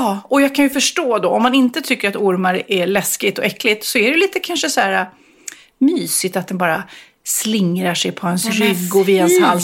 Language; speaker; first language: Swedish; native; Swedish